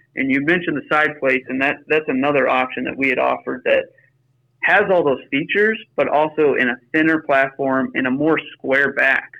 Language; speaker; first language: English; native; English